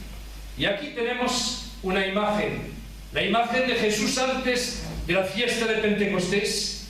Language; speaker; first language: Spanish; early bilingual, heritage; French